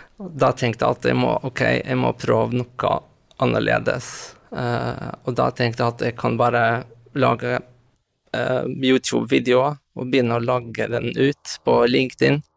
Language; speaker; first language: Norwegian; non-native, fluent; Arabic